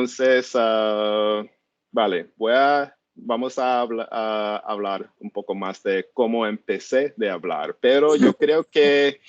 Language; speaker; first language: Spanish; non-native, learner; English